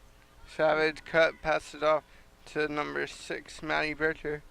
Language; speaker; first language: English; native; English